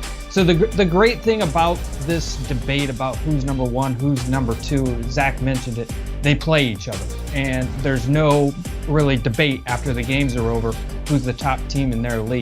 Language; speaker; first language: English; native; English